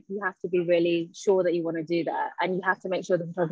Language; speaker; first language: English; native; English